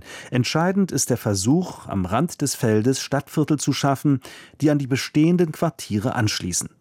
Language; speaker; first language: German; native; German